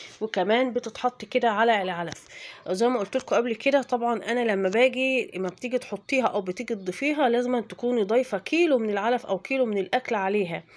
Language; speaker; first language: Arabic; native; Arabic